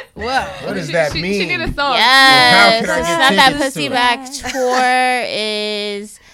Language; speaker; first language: English; native; English